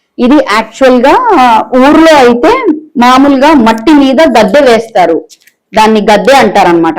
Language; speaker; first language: Telugu; non-native, local second language; Bangla